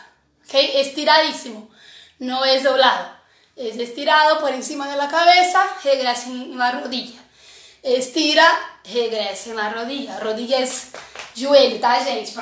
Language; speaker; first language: Spanish; non-native, fluent; Portuguese